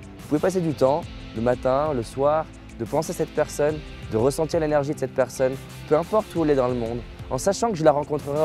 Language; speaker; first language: French; native; French